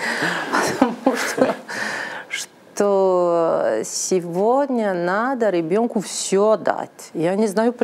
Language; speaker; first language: Russian; non-native, learner; Serbian